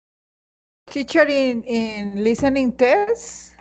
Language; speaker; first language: English; non-native, learner; Spanish